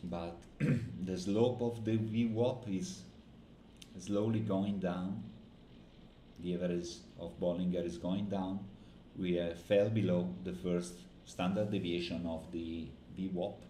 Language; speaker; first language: English; non-native, fluent; Italian